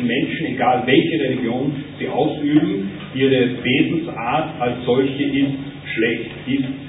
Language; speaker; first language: German; native; German